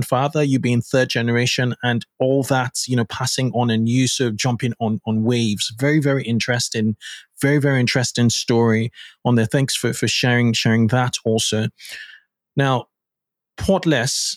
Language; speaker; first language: English; non-native, local second language; Yoruba